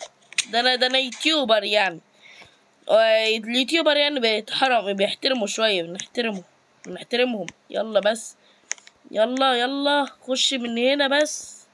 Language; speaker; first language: Arabic; native; Arabic